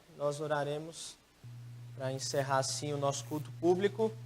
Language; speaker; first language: Portuguese; native; Portuguese